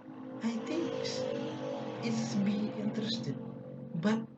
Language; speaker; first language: English; non-native, learner; Indonesian